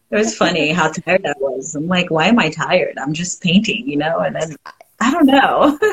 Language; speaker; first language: English; non-native, fluent; French